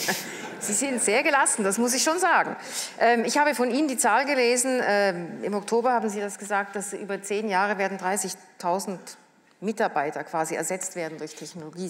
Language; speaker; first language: German; native; German